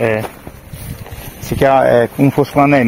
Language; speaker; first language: Portuguese; native; Portuguese